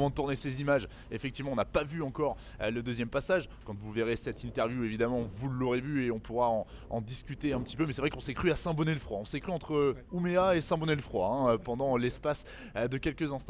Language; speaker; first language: French; native; French